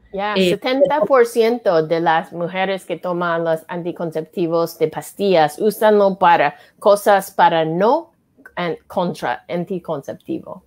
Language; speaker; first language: Spanish; non-native, learner; English